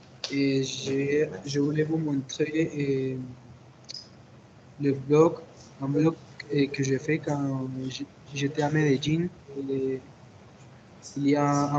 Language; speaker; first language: French; non-native, fluent; Spanish